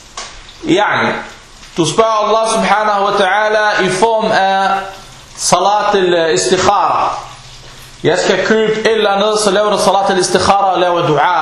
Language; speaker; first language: Danish; early bilingual, other home language; Arabic